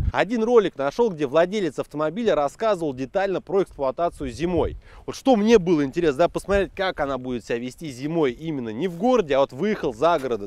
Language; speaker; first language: Russian; native; Russian